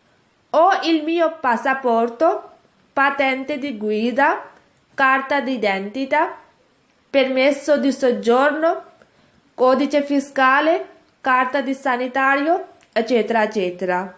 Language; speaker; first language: Italian; non-native, fluent; Urdu